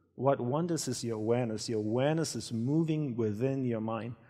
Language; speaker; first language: English; native; English